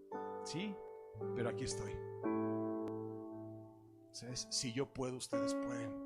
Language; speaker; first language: Spanish; native; Spanish